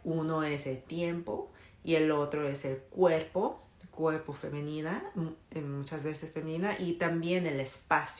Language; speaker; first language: Spanish; non-native, fluent; Korean